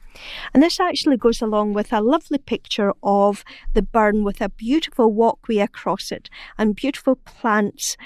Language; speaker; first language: English; native; English